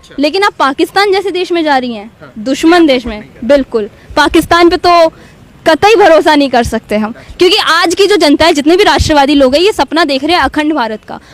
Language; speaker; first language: Hindi; native; Hindi